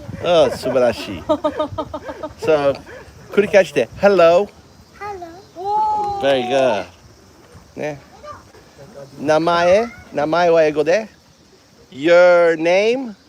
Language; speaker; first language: Japanese; non-native, learner; English